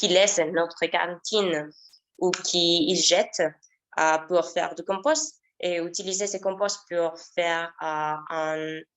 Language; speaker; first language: French; non-native, learner; Spanish